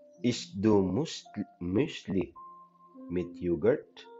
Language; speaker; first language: German; non-native, learner; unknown